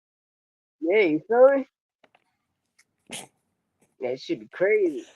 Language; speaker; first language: English; native; English